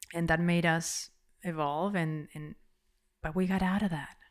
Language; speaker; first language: English; non-native, fluent; Spanish